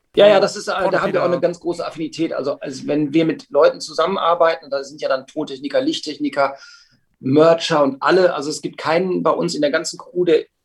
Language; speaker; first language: German; native; German